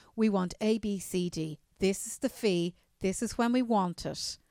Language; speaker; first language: English; native; English